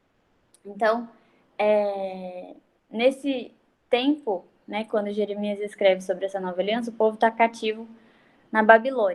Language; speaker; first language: Portuguese; native; Portuguese